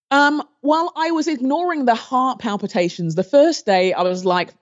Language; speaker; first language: English; native; English